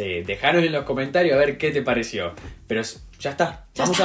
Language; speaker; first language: Spanish; native; Spanish